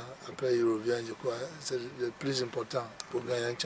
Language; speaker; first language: French; non-native, learner; English